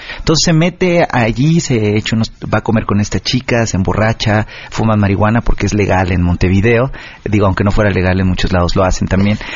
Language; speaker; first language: Spanish; native; Spanish